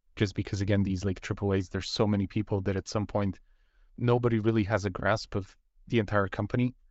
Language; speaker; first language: English; non-native, fluent; Bulgarian